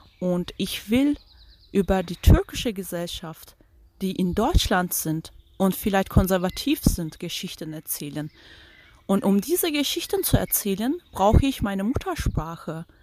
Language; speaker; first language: German; non-native, fluent; Turkish